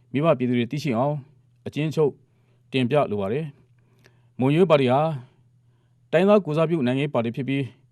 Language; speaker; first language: Burmese; non-native, local second language; Mon